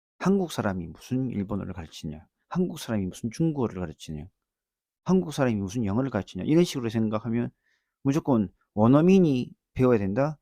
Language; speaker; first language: Korean; native; Korean